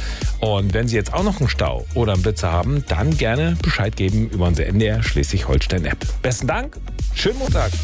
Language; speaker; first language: German; native; German